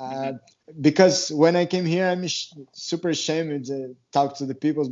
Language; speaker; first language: English; non-native, learner; Portuguese